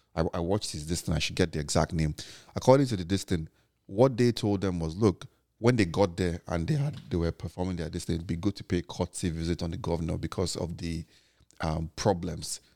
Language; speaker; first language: English; non-native, local second language; Igbo